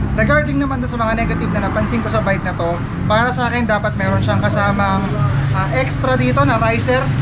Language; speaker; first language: Filipino; native; Filipino